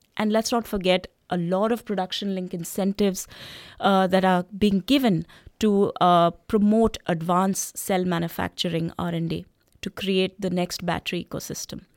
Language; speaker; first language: English; non-native, local second language; Hindi